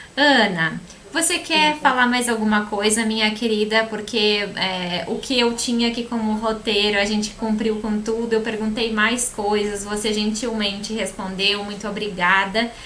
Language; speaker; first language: Portuguese; native; Portuguese